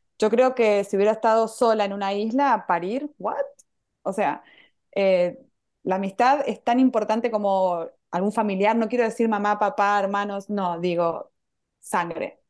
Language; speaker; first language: Spanish; native; Spanish